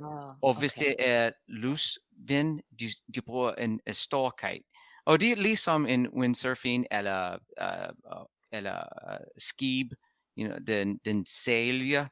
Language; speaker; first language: Danish; non-native, learner; English